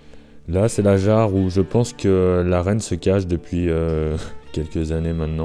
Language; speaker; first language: French; native; French